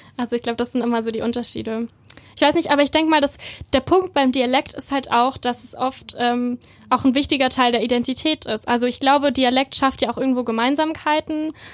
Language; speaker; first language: German; native; German